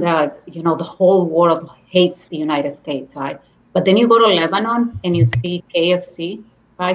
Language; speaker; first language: English; non-native, fluent; Spanish